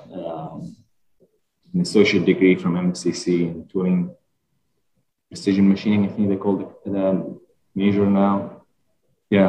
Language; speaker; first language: English; non-native, fluent; Arabic